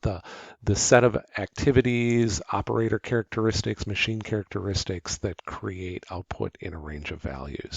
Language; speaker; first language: English; native; English